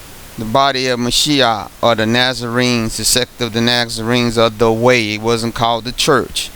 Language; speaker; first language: English; native; English